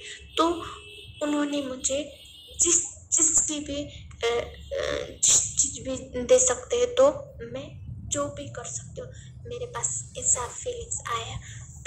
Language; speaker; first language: Hindi; non-native, learner; Nepali